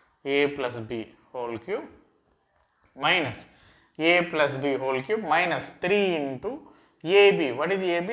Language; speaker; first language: English; non-native, local second language; Telugu